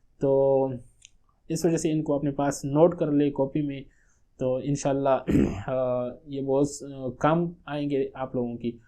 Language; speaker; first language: Urdu; non-native, local second language; Pashto